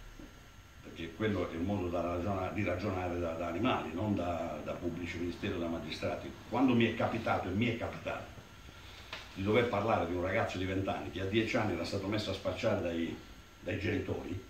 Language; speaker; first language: Italian; native; Italian